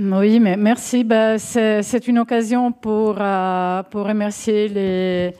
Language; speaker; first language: French; non-native, fluent; Italian